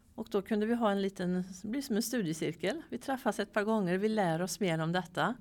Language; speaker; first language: Swedish; native; Swedish